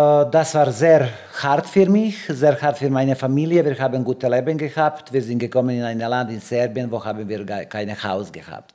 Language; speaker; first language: German; non-native, learner; Serbian